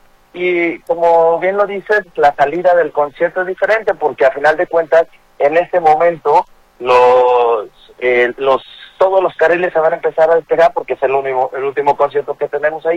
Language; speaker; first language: Spanish; native; Spanish